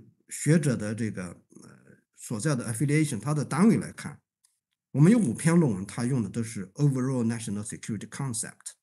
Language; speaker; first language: Chinese; native; Chinese